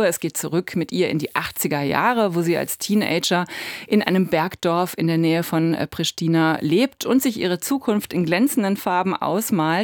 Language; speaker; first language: German; native; German